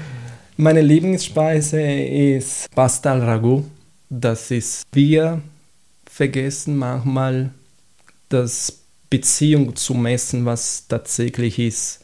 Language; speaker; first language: German; non-native, fluent; Italian